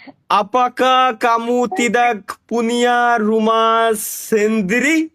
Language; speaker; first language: Indonesian; non-native, learner; Bangla